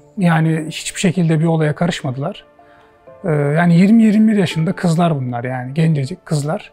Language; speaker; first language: Turkish; native; Turkish